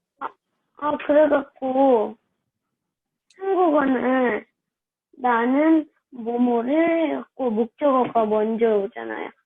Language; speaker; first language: Korean; non-native, fluent; Chinese